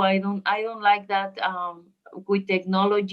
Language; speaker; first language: English; non-native, learner; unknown